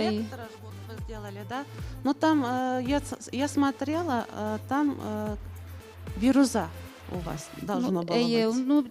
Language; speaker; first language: Russian; non-native, local second language; Bashkir